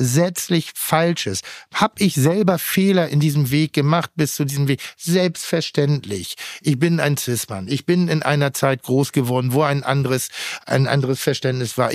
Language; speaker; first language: German; native; German